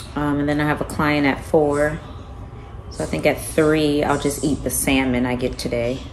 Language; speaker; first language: English; early bilingual, other home language; Spanish